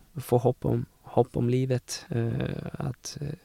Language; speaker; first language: Swedish; native; Swedish